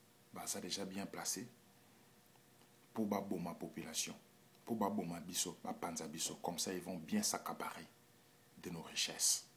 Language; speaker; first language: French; non-native, local second language; Lingala